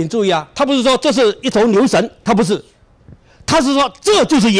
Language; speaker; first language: Chinese; native; Chinese